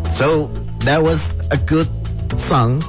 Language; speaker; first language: English; non-native, fluent; Indonesian